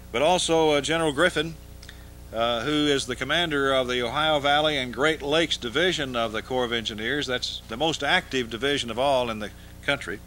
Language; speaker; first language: English; native; English